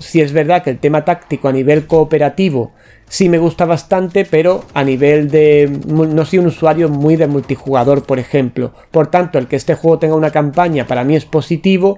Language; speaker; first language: Spanish; native; Spanish